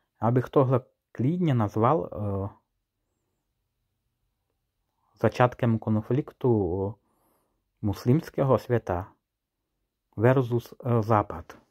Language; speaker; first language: Czech; non-native, fluent; Ukrainian